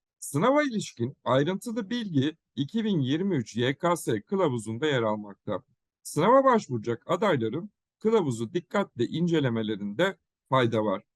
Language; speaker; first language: Turkish; native; Turkish